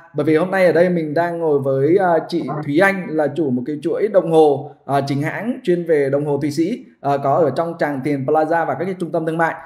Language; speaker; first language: Vietnamese; native; Vietnamese